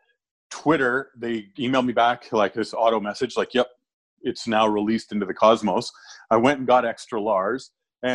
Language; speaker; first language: English; native; English